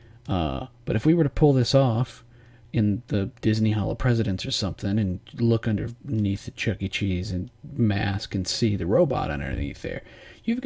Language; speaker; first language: English; native; English